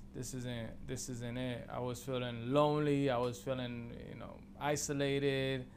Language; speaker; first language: English; early bilingual, other home language; Spanish